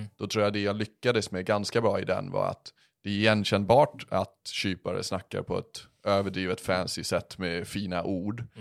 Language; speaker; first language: Swedish; early bilingual, other home language; English